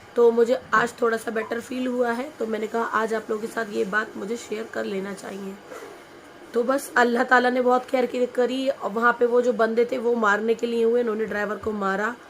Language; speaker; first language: Hindi; native; Hindi